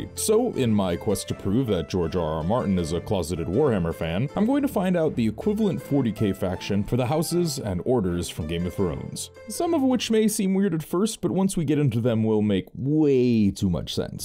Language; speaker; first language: English; native; English